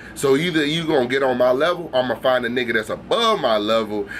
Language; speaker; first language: English; native; English